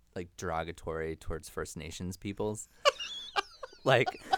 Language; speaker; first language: English; native; English